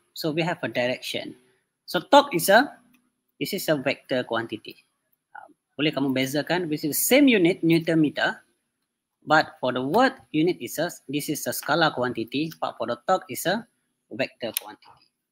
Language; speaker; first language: English; non-native, local second language; Malay